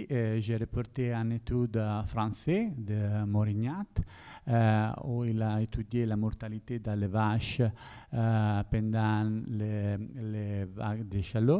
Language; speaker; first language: French; non-native, learner; Italian